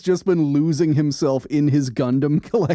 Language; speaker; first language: English; native; English